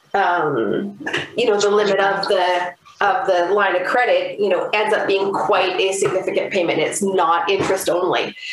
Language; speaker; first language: English; native; English